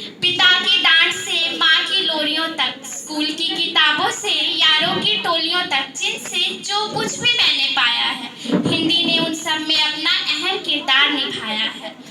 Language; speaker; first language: Hindi; native; Hindi